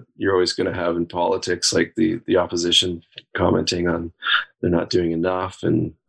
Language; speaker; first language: English; native; English